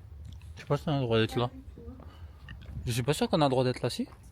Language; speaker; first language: French; native; French